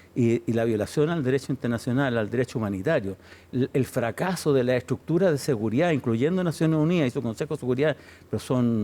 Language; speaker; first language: Spanish; native; Spanish